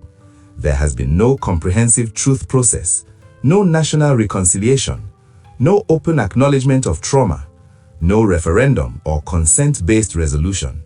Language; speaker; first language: English; non-native, local second language; Igbo